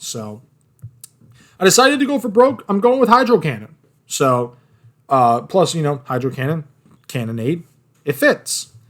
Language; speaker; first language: English; native; English